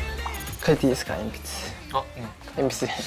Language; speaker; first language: Japanese; native; Japanese